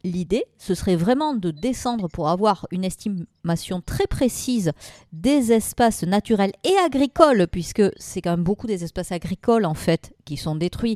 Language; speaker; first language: French; native; French